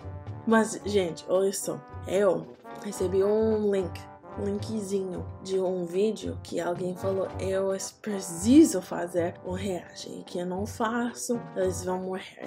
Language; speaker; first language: Portuguese; non-native, learner; English